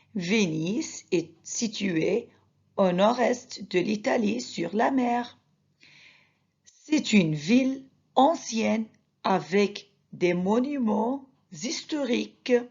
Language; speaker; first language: French; non-native, fluent; Arabic